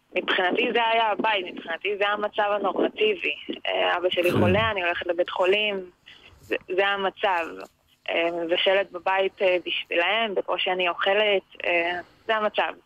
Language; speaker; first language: Hebrew; early bilingual, other home language; Russian